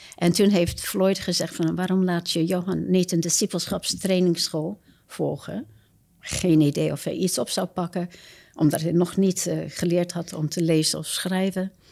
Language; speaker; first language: Dutch; non-native, fluent; English